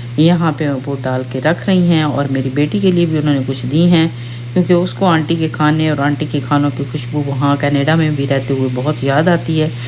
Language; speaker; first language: Urdu; non-native, local second language; Pahari-Potwari